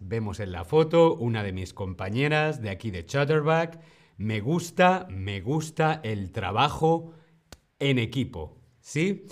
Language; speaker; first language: Spanish; non-native, fluent; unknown